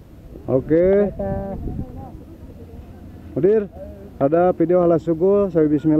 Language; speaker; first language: Indonesian; non-native, learner; Arabic